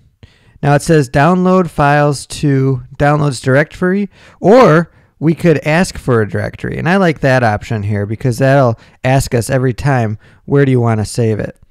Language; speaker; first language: English; native; English